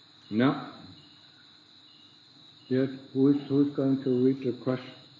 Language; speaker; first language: English; non-native, fluent; German